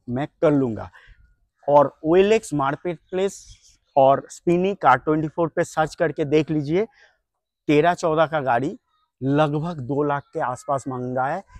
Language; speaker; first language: Hindi; non-native, local second language; Bangla